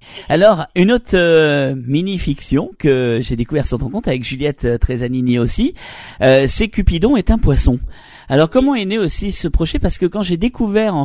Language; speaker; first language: French; native; French